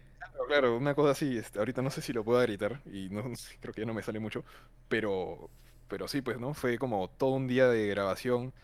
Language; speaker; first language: Spanish; native; Spanish